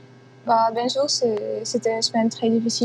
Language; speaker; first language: French; non-native, fluent; Ukrainian